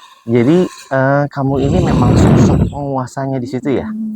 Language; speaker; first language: Indonesian; native; Indonesian